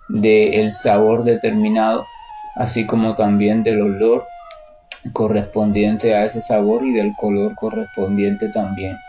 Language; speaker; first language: Spanish; native; Spanish